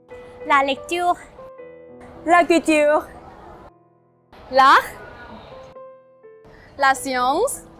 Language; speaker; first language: French; non-native, fluent; Thai